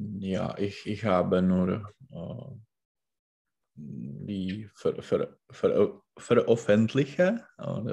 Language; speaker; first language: German; non-native, learner; Czech